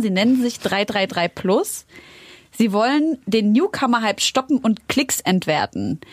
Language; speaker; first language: German; native; German